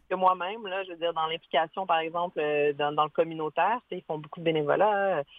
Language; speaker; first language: French; native; French